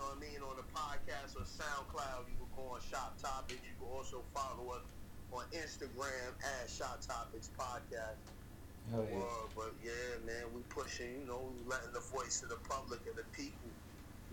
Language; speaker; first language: English; native; English